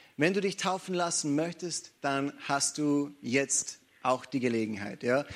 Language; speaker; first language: German; native; German